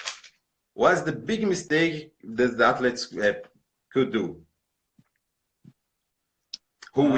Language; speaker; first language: English; non-native, learner; Portuguese